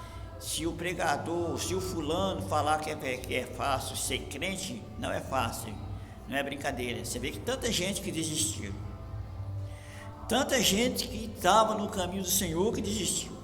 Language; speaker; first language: Portuguese; native; Portuguese